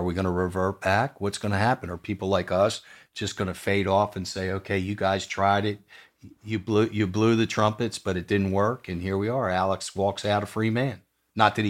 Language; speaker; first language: English; native; English